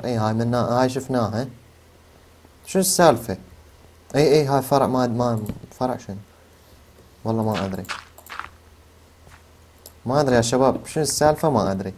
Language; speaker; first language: Arabic; native; Arabic